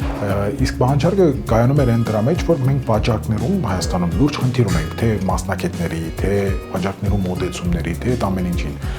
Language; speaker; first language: Armenian; early bilingual, heritage; Armenian